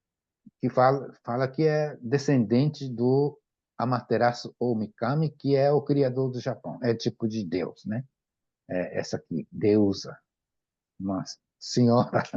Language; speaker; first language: Portuguese; non-native, fluent; Japanese